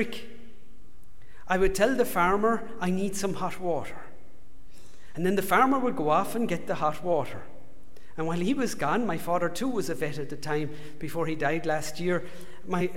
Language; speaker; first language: English; native; English